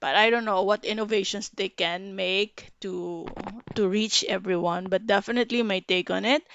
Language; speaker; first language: English; non-native, local second language; Filipino